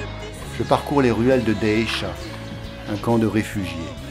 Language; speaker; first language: French; native; French